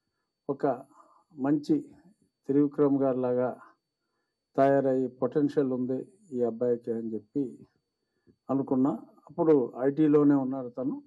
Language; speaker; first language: Telugu; native; Telugu